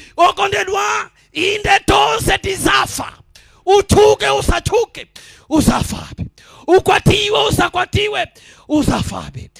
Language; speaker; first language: Nyanja; non-native, local second language; Tumbuka